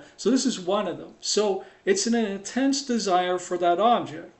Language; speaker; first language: English; native; English